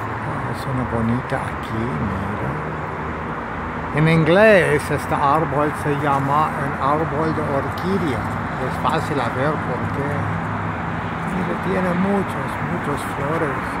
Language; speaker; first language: Spanish; non-native, learner; English